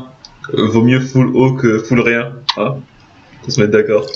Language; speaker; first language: French; native; French